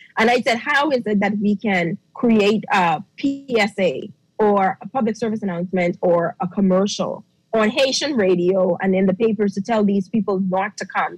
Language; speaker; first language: English; early bilingual, other home language; Haitian Creole